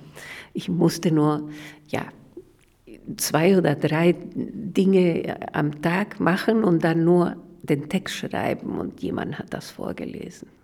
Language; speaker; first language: German; non-native, fluent; Spanish